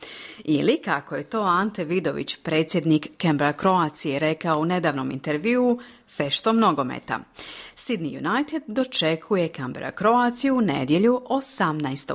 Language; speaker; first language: Croatian; native; Croatian